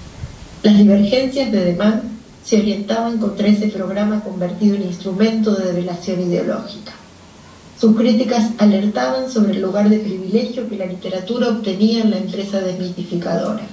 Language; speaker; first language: Spanish; native; Spanish